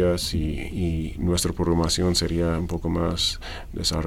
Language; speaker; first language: Spanish; non-native, fluent; English